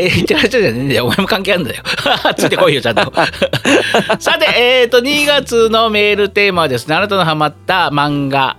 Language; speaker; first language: Japanese; native; Japanese